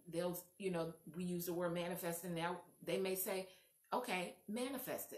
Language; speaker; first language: English; native; English